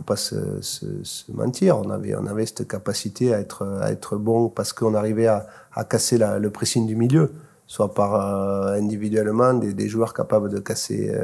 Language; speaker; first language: French; native; French